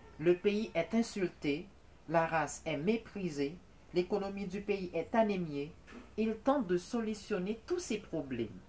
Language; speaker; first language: French; non-native, local second language; Haitian Creole